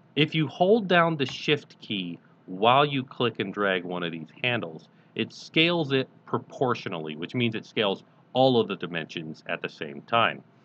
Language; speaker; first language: English; native; English